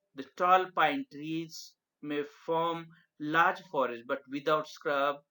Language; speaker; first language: English; non-native, local second language; Marathi